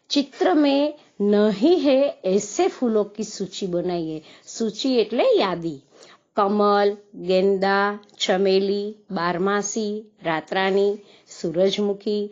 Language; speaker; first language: Hindi; non-native, local second language; Gujarati